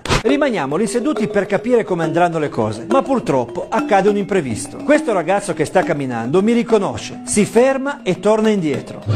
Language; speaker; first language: Italian; native; Italian